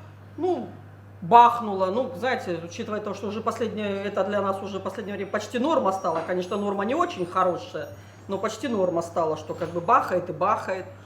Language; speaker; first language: Russian; native; Russian